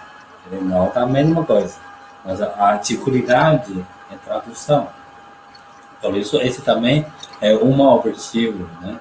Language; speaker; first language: Portuguese; non-native, learner; Chinese